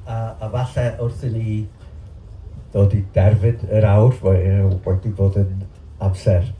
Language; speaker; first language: Welsh; native; Welsh